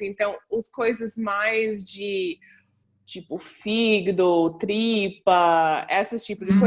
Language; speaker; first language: Portuguese; non-native, fluent; English